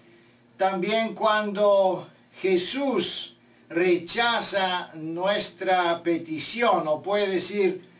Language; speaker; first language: Spanish; non-native, fluent; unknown